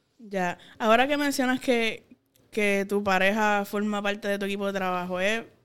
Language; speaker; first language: Spanish; native; Spanish